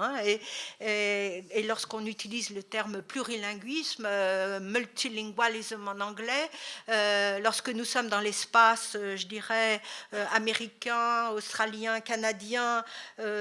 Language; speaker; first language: French; native; French